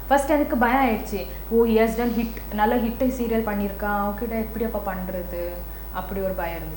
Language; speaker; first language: Tamil; non-native, learner; Kannada